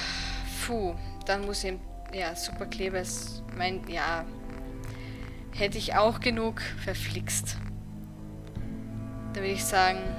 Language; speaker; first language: German; native; German